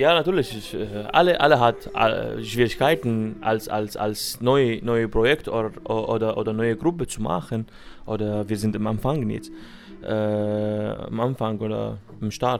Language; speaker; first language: German; non-native, learner; Arabic